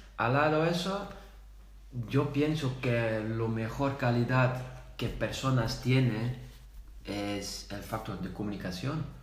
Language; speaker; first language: Spanish; non-native, fluent; Dutch